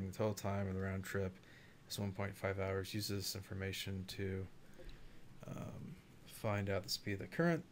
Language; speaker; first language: English; native; English